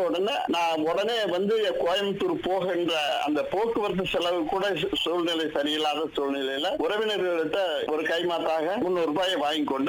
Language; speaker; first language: Tamil; native; Tamil